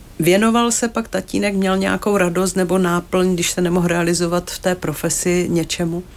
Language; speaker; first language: Czech; native; Czech